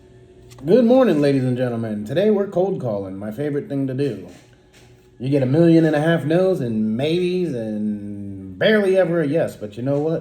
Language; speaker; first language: English; native; English